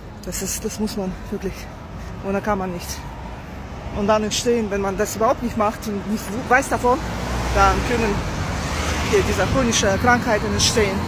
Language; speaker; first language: German; non-native, fluent; Russian